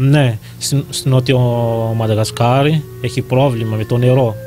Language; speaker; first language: Greek; non-native, learner; Malagasy